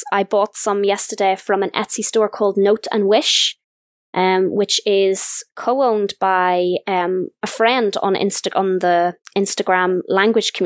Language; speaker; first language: English; native; English